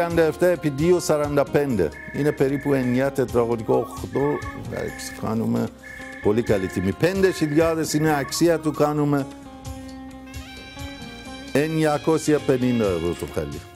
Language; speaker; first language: Greek; non-native, fluent; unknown